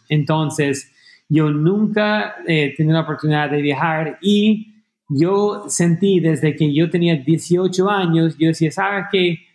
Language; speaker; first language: Spanish; non-native, fluent; English